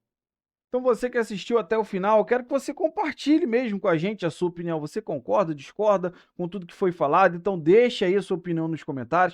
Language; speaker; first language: Portuguese; native; Portuguese